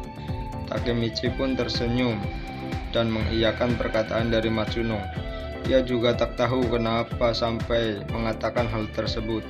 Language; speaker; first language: Indonesian; native; Indonesian